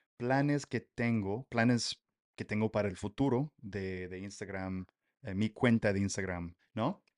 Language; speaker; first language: Spanish; non-native, fluent; English